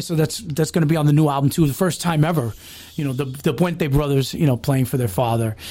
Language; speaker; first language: English; early bilingual, other home language; Spanish